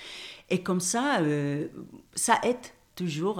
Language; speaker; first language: French; non-native, fluent; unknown